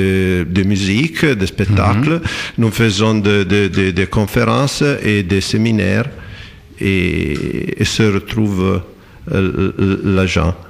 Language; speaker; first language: French; non-native, fluent; Italian